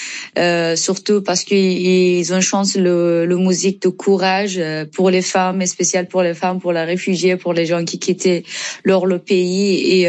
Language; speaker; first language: French; non-native, learner; Persian